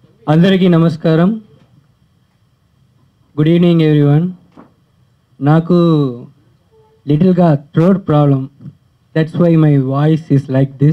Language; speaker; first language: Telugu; early bilingual, heritage; Telugu